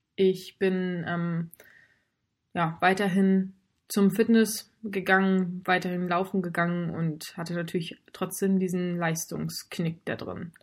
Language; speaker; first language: German; native; German